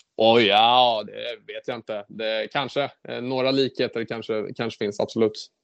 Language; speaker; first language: Swedish; native; Swedish